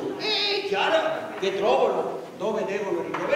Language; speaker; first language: Italian; native; Italian